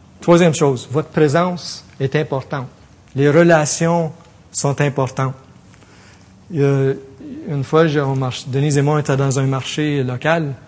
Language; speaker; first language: French; native; French